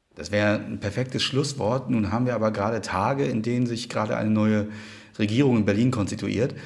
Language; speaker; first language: German; native; German